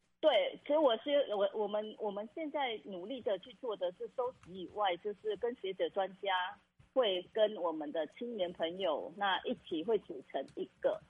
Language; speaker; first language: Chinese; non-native, fluent; Khmer